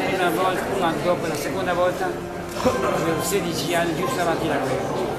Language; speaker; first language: Italian; early bilingual, heritage; Italian